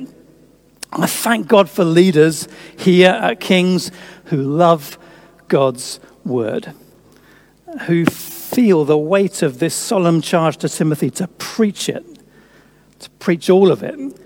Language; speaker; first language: English; native; English